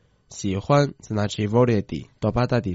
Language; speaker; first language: Croatian; non-native, fluent; Chinese